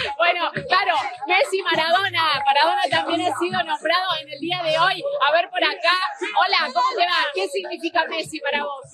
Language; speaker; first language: Spanish; native; Spanish